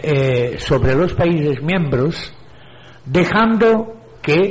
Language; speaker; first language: Spanish; non-native, fluent; Italian